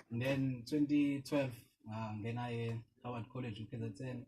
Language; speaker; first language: Zulu; native; Zulu